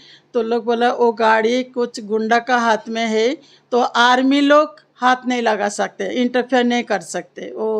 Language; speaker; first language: Hindi; non-native, local second language; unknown